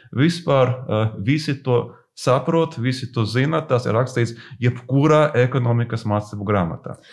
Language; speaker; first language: Latvian; non-native, local second language; Russian